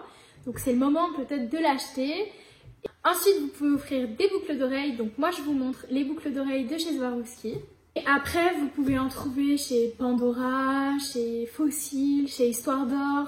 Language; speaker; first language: French; native; French